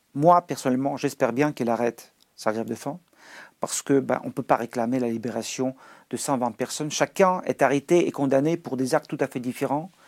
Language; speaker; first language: French; non-native, fluent; Russian